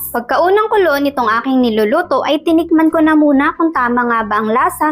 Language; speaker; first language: Filipino; non-native, local second language; Iloko